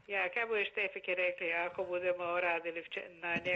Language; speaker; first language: Croatian; native; Croatian